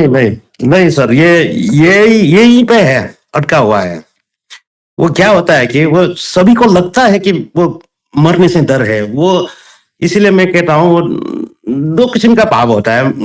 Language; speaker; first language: Hindi; non-native, local second language; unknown